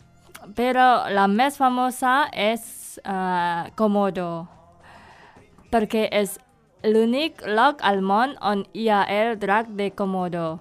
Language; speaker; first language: Catalan; non-native, learner; Indonesian